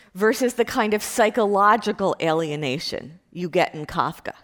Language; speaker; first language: English; native; English